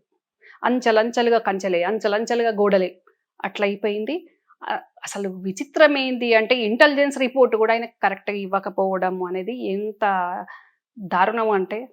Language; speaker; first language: Telugu; native; Telugu